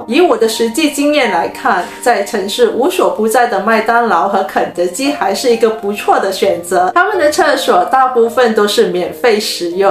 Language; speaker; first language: Chinese; native; Chinese